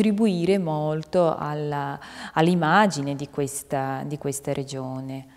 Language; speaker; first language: Italian; non-native, fluent; Ukrainian